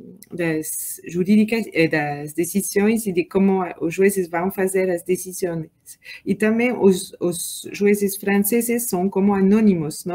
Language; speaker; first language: Portuguese; non-native, learner; French